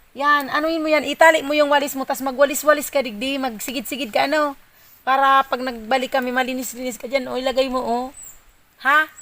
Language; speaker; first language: Filipino; non-native, local second language; Bikol